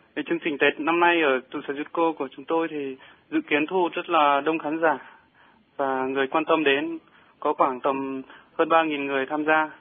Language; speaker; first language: Vietnamese; native; Vietnamese